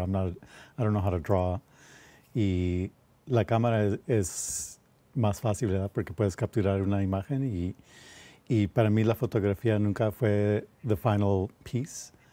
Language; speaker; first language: Spanish; early bilingual, heritage; Spanish